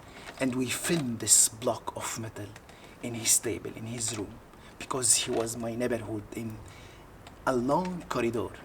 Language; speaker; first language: English; non-native, learner; Arabic